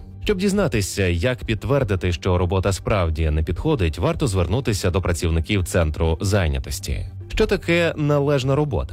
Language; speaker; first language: Ukrainian; native; Ukrainian